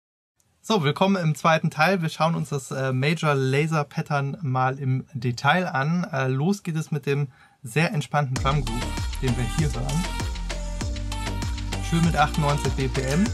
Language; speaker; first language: German; native; German